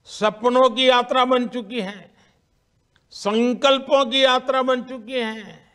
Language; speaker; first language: Hindi; non-native, local second language; Gujarati